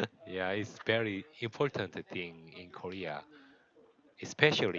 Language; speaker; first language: English; non-native, learner; Korean